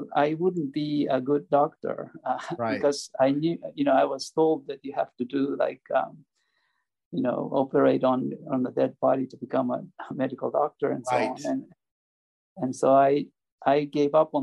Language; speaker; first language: English; non-native, fluent; Japanese